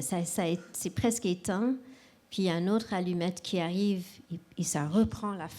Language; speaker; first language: French; non-native, local second language; English